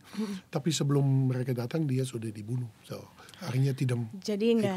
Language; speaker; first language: Indonesian; non-native, fluent; Dutch